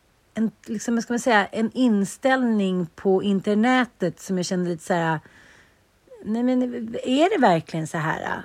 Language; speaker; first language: Swedish; native; Swedish